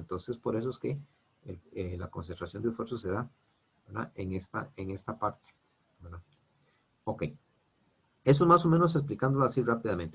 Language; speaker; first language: Spanish; native; Spanish